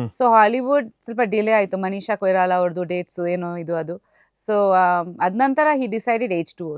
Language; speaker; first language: Kannada; non-native, fluent; Bangla